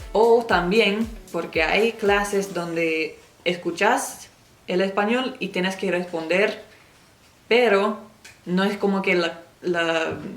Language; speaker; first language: Spanish; non-native, fluent; English